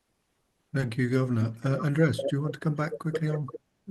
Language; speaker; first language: English; native; English